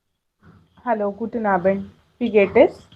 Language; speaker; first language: German; non-native, fluent; Hindi